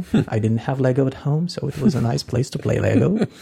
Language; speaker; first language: English; non-native, fluent; Russian